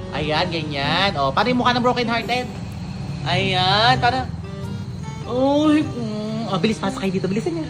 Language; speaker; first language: Filipino; native; Filipino